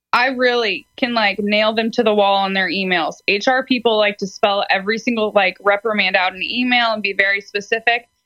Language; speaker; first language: English; native; English